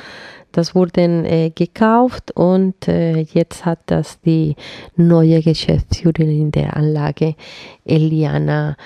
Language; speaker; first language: German; non-native, fluent; Spanish